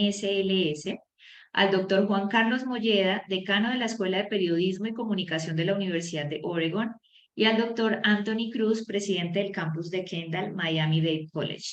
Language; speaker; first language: Spanish; native; Spanish